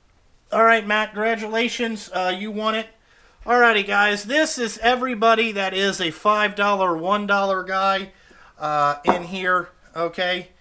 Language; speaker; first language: English; native; English